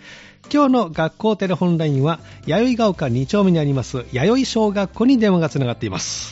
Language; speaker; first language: Japanese; native; Japanese